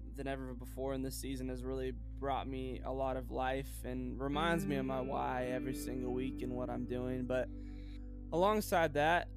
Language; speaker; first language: English; native; English